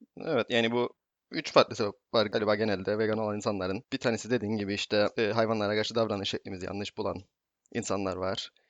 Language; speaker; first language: Turkish; native; Turkish